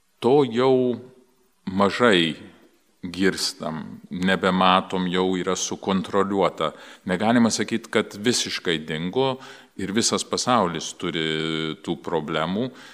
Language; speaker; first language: Lithuanian; early bilingual, heritage; Lithuanian